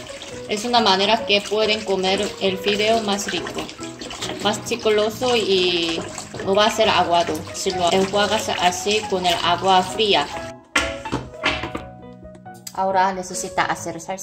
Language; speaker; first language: Spanish; non-native, fluent; Korean